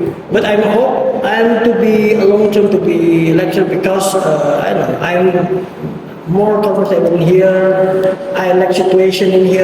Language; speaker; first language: English; non-native, learner; Indonesian